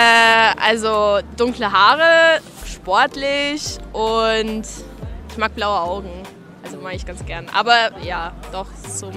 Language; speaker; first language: German; native; German